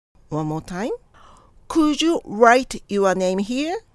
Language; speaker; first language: English; non-native, fluent; Japanese